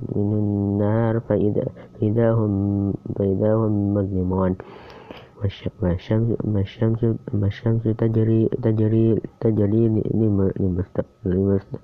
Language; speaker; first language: Arabic; non-native, learner; Indonesian